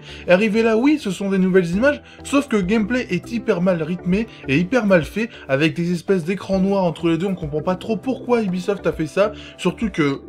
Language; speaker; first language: French; native; French